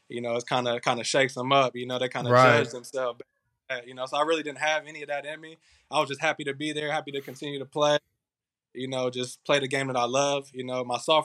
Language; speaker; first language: English; native; English